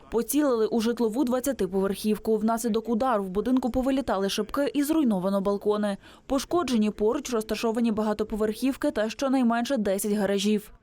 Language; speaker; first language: Ukrainian; native; Ukrainian